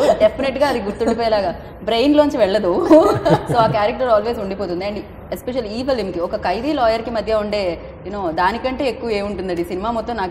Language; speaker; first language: Telugu; native; Telugu